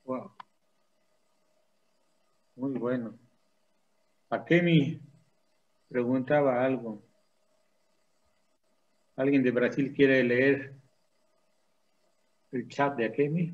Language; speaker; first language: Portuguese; non-native, learner; Spanish